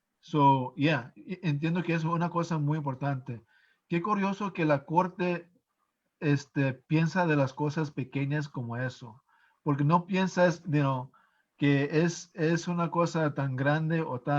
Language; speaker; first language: Spanish; non-native, fluent; English